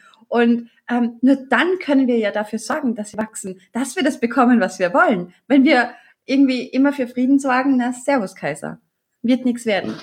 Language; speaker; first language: German; native; German